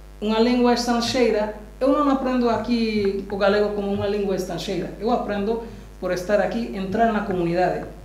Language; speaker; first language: Galician; non-native, learner; Bangla